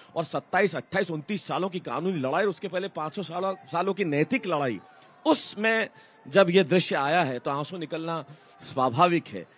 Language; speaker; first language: Hindi; native; Hindi